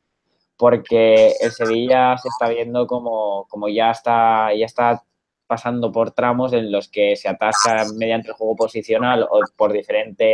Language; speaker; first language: Spanish; native; Spanish